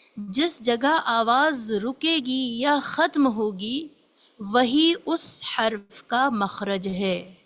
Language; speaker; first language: Urdu; native; Urdu